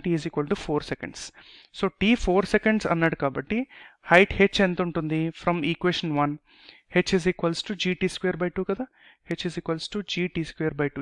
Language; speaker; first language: English; non-native, local second language; Telugu